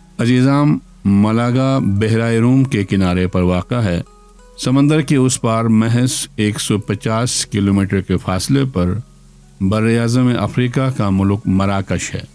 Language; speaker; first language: Urdu; non-native, local second language; Brahui